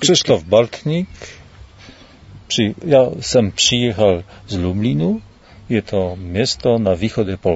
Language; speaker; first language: Czech; non-native, learner; Polish